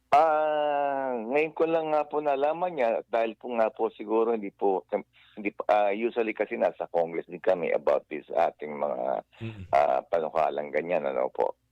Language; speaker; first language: Filipino; native; Filipino